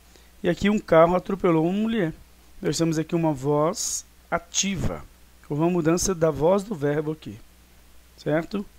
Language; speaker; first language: Portuguese; native; Portuguese